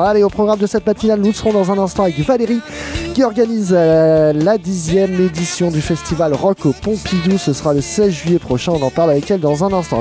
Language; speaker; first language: French; native; French